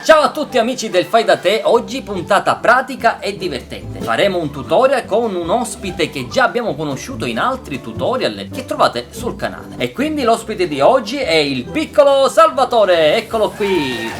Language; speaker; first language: Italian; native; Italian